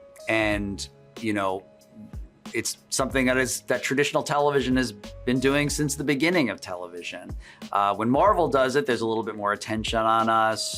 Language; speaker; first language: English; native; English